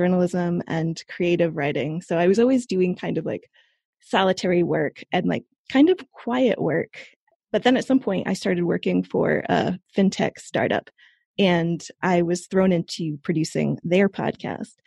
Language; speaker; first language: English; native; English